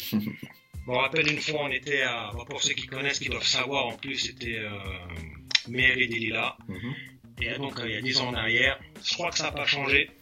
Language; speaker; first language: French; native; French